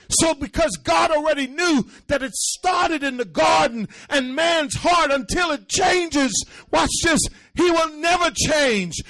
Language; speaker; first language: English; early bilingual, other home language; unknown